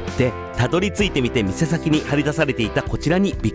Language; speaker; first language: Japanese; native; Japanese